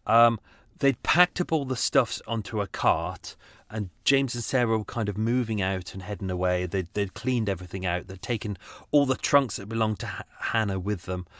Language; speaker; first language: English; native; English